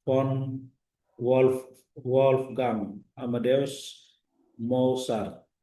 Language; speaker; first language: German; non-native, learner; Indonesian